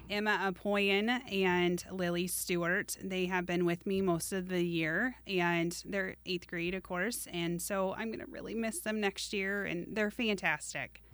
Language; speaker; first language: English; native; English